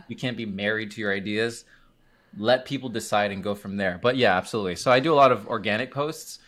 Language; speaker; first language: English; native; English